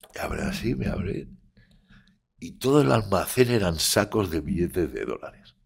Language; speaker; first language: Spanish; native; Spanish